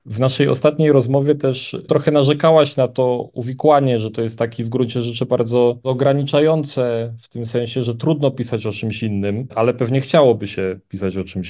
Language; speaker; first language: Polish; native; Polish